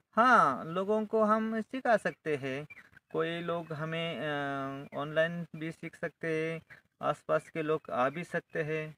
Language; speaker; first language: Hindi; non-native, local second language; Marathi